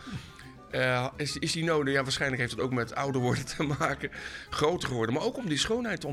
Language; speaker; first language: Dutch; native; Dutch